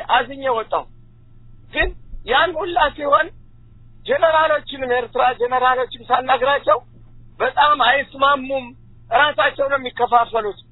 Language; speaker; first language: Amharic; native; Amharic